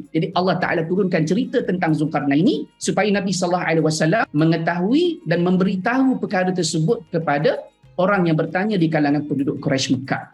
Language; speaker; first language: Malay; native; Malay